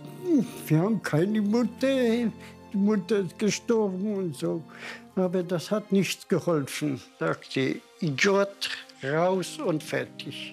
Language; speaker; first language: German; non-native, fluent; Polish